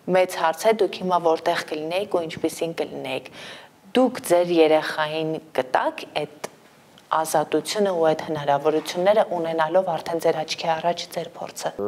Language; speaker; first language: Armenian; native; Armenian